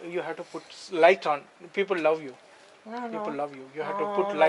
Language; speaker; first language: English; non-native, local second language; Telugu